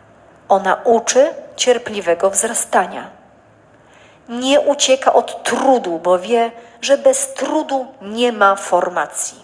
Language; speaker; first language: Polish; native; Polish